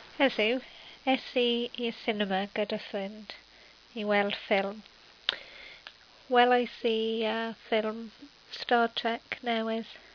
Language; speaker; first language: Welsh; non-native, learner; English